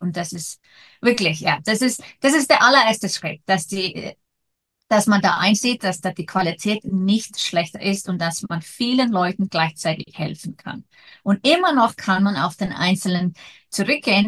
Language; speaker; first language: German; non-native, fluent; Icelandic